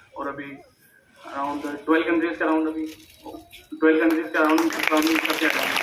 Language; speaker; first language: Hindi; native; Hindi